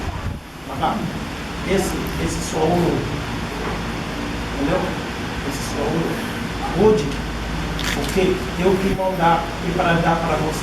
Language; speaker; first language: Portuguese; non-native, fluent; Yoruba